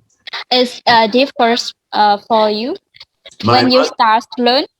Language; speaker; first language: English; non-native, learner; Vietnamese